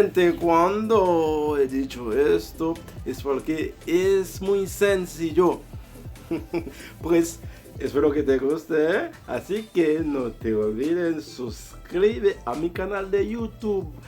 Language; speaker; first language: Spanish; non-native, fluent; Haitian Creole